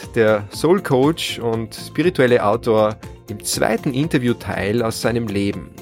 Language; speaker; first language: German; native; German